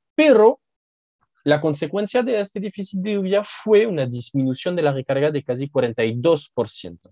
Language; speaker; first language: Spanish; non-native, fluent; French